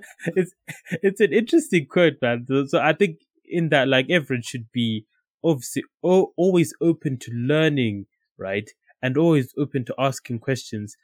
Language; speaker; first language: English; non-native, local second language; Shona